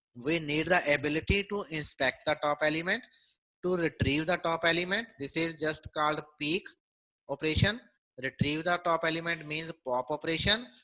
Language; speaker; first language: English; non-native, local second language; Punjabi